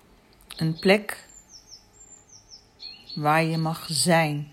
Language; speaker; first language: Dutch; native; Dutch